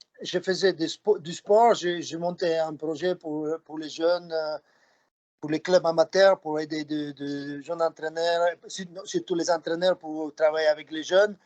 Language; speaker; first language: French; non-native, fluent; Slovak